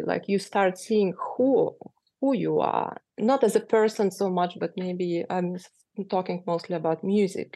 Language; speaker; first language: English; non-native, fluent; Lithuanian